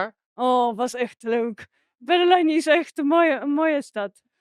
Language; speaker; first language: Dutch; non-native, learner; Polish